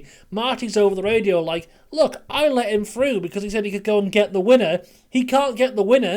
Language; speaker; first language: English; native; English